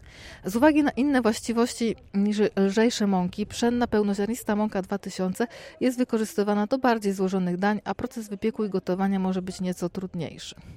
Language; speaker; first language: Polish; native; Polish